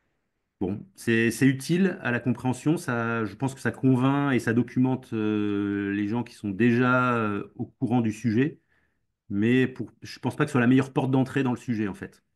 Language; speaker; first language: French; native; French